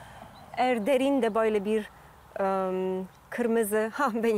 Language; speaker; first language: Turkish; non-native, fluent; Polish